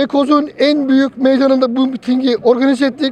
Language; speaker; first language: Turkish; native; Turkish